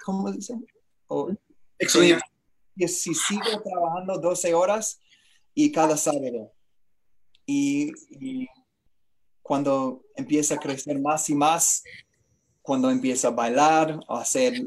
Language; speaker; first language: Spanish; non-native, learner; English